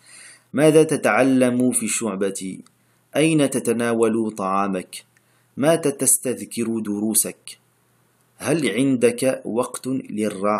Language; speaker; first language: Arabic; non-native, fluent; French